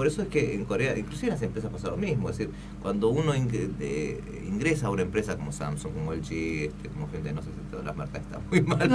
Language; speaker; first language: Spanish; early bilingual, other home language; Korean